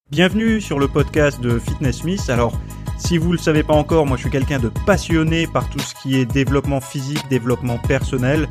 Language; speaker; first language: French; native; French